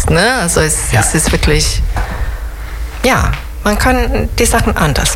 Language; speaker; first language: German; non-native, fluent; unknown